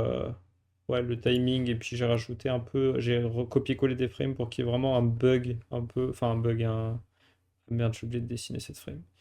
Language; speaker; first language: French; native; French